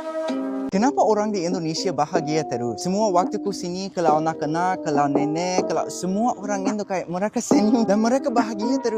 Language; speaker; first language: Indonesian; non-native, learner; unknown